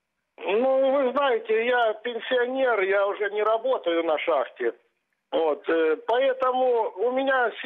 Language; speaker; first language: Ukrainian; non-native, local second language; Russian